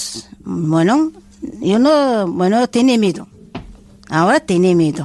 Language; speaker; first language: Spanish; non-native, learner; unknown